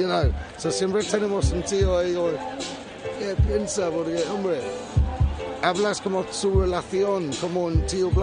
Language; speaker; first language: Spanish; non-native, fluent; English